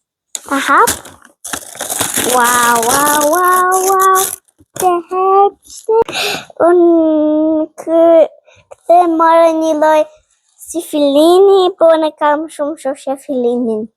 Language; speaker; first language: Albanian; early bilingual, heritage; Albanian